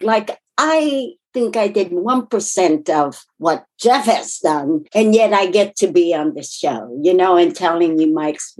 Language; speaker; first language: English; non-native, fluent; Japanese